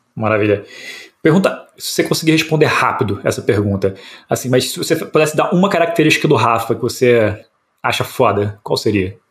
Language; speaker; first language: Portuguese; native; Portuguese